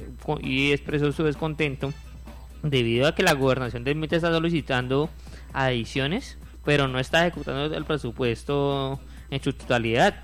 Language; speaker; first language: Spanish; native; Spanish